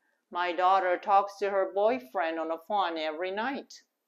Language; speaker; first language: English; non-native, fluent; Japanese